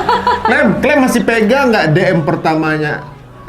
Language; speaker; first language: Indonesian; native; Indonesian